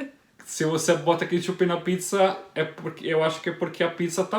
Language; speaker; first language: Portuguese; non-native, fluent; Italian